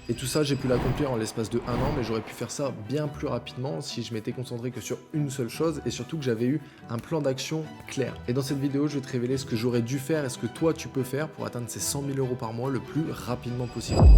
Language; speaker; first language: French; native; French